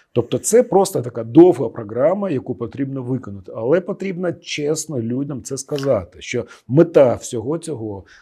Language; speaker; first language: Ukrainian; non-native, local second language; Russian